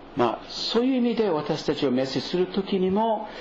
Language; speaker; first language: Japanese; non-native, fluent; English